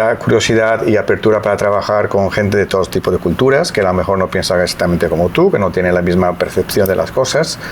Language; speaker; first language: Spanish; non-native, fluent; Italian